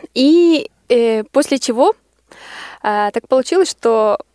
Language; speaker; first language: Russian; native; Russian